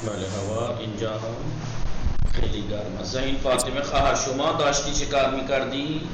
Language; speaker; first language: Persian; non-native, fluent; Urdu